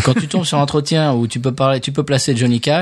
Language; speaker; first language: French; native; French